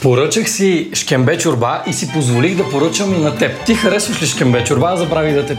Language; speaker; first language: Bulgarian; native; Bulgarian